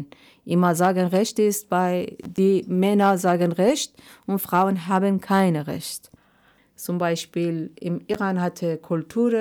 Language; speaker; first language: German; non-native, learner; Persian